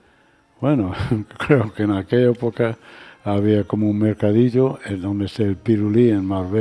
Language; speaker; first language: Spanish; non-native, fluent; English